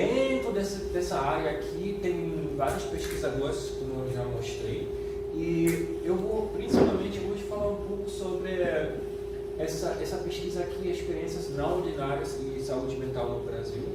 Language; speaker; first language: Portuguese; non-native, fluent; German